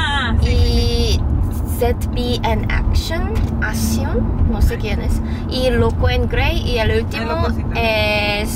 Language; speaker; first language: Spanish; non-native, fluent; Korean